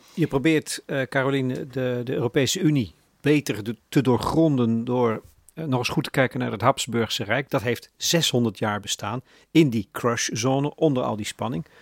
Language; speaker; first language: Dutch; native; Dutch